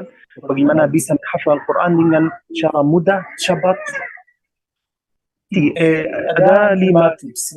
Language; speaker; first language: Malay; non-native, learner; Arabic